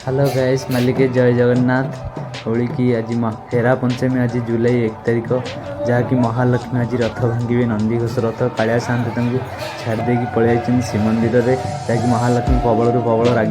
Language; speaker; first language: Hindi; non-native, local second language; Odia